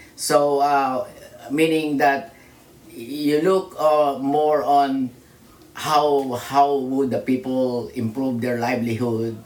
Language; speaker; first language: English; non-native, local second language; Filipino